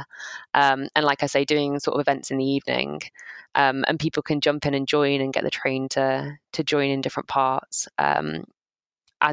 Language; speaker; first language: English; native; English